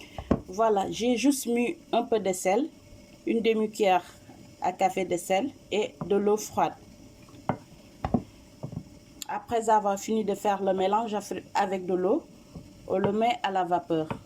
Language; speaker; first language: French; non-native, local second language; Wolof